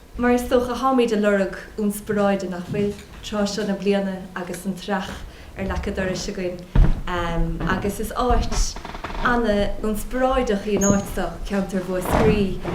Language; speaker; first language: Irish; non-native, local second language; English